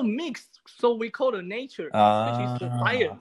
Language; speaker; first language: English; non-native, fluent; Chinese